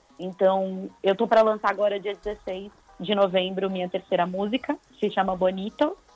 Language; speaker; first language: Portuguese; native; Portuguese